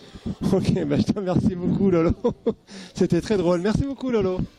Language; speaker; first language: French; native; French